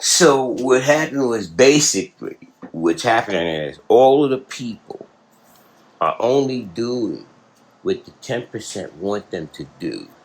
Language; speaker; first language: English; native; English